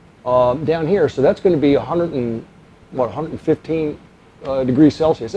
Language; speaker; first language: English; native; English